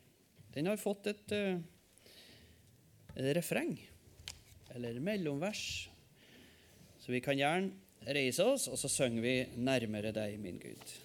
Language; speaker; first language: Norwegian; native; Norwegian